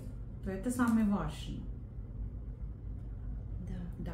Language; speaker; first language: Russian; non-native, learner; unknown